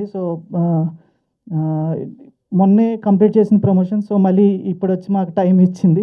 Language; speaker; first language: Telugu; native; Telugu